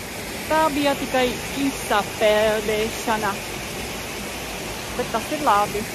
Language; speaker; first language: Latvian; non-native, learner; Czech